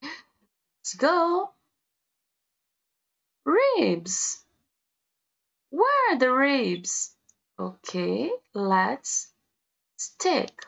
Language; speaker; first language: English; non-native, learner; Portuguese